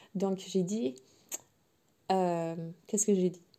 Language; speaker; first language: French; non-native, fluent; English